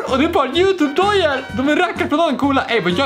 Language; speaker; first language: Swedish; native; Swedish